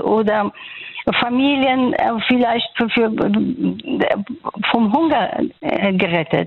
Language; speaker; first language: German; non-native, fluent; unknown